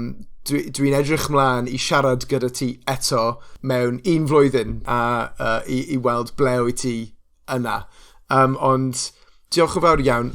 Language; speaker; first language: Welsh; non-native, local second language; English